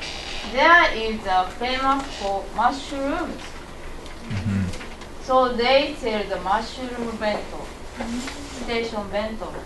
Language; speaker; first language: English; non-native, learner; Japanese